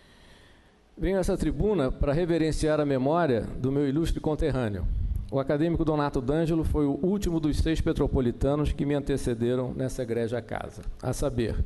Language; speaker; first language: Portuguese; native; Portuguese